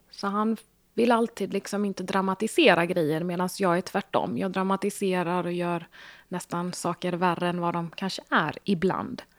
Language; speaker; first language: Swedish; early bilingual, other home language; Gujarati